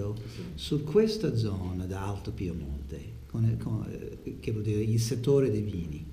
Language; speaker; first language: Italian; non-native, learner; English